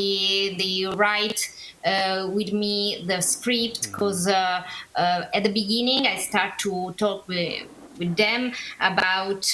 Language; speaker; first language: English; non-native, learner; Italian